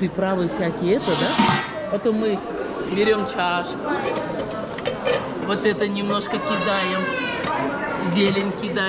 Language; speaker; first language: Russian; non-native, local second language; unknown